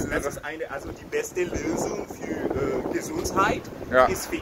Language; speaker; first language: German; non-native, fluent; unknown